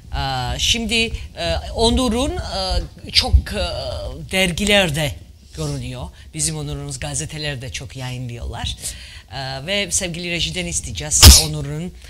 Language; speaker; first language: Turkish; non-native, fluent; Georgian